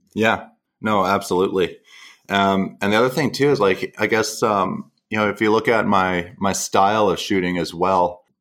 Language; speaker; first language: English; native; English